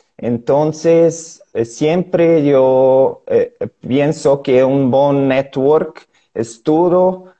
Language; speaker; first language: Spanish; non-native, learner; Portuguese